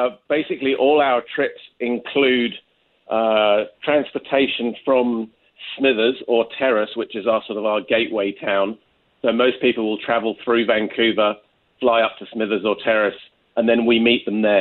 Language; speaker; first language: English; native; English